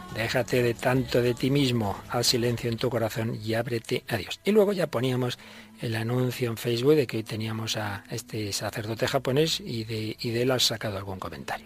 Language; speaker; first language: Spanish; native; Spanish